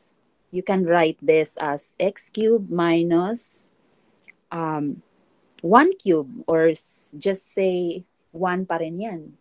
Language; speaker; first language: English; non-native, local second language; Filipino